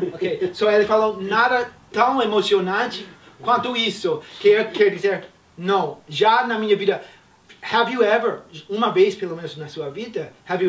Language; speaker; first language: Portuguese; non-native, fluent; English